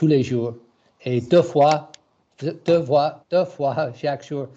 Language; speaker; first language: French; non-native, learner; English